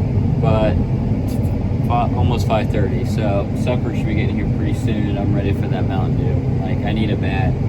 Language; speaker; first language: English; native; English